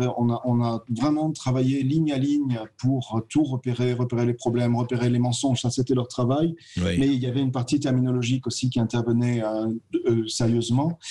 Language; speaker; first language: French; native; French